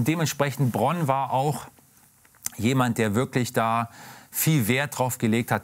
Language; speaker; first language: German; native; German